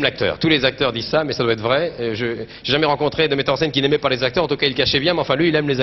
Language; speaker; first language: French; native; French